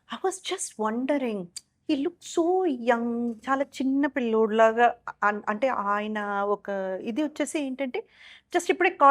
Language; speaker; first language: Telugu; native; Telugu